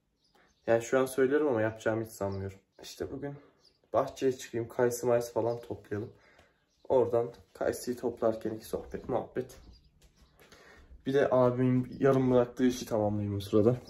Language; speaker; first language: Turkish; native; Turkish